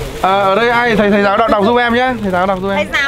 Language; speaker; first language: Vietnamese; native; Vietnamese